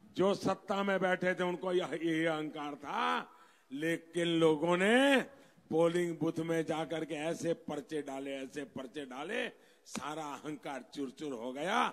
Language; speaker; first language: Hindi; non-native, local second language; Gujarati